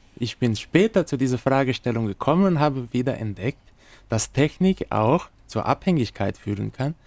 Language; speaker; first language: German; non-native, fluent; Portuguese